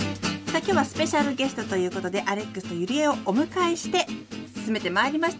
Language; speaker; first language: Japanese; native; Japanese